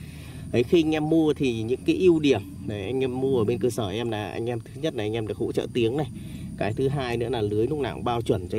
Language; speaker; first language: Vietnamese; native; Vietnamese